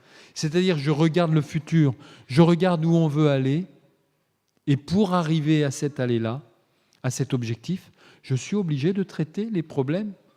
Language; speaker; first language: French; native; French